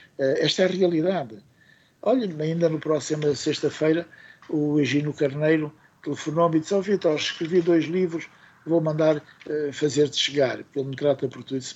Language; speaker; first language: Portuguese; native; Portuguese